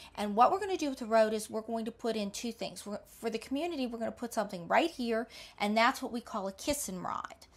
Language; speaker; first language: English; native; English